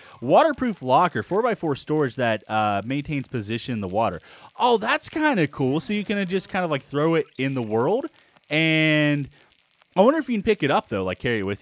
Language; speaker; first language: English; native; English